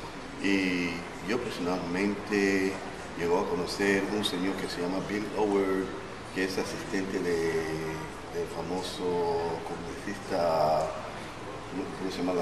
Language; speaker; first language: Spanish; non-native, local second language; English